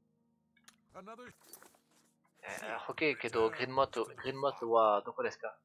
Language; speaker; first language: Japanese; non-native, learner; French